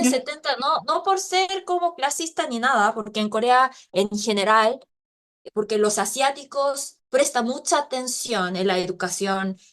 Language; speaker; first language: Spanish; non-native, fluent; Korean